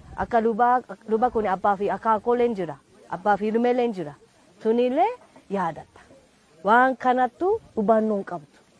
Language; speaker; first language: Oromo; non-native, fluent; Japanese